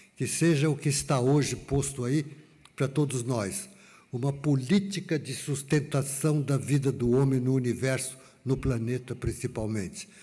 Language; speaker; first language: Portuguese; native; Portuguese